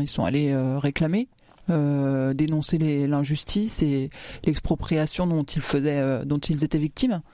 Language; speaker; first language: French; native; French